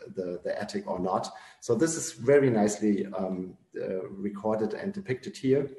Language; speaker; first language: English; non-native, fluent; German